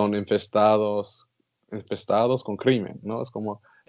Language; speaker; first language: Spanish; non-native, learner; English